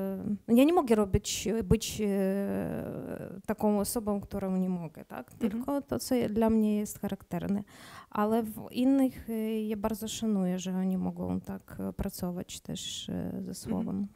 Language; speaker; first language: Polish; non-native, learner; Ukrainian